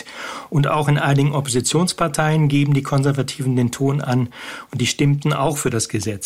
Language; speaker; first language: German; native; German